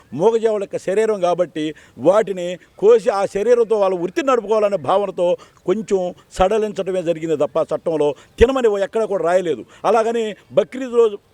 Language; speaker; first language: Telugu; native; Telugu